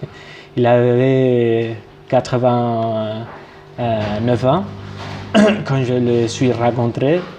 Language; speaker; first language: French; non-native, fluent; Spanish